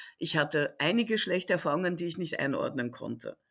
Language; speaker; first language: German; early bilingual, other home language; Russian